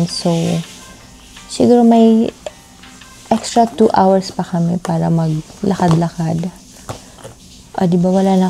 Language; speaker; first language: Filipino; native; Filipino